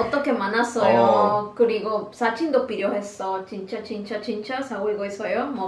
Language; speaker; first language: Korean; non-native, learner; Spanish